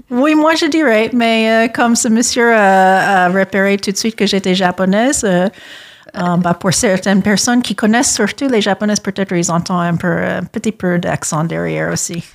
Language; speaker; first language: French; non-native, fluent; English